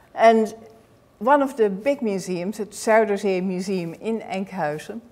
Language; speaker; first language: English; non-native, fluent; Dutch